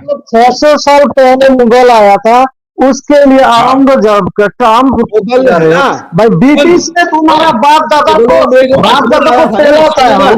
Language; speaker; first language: Hindi; non-native, learner; Bangla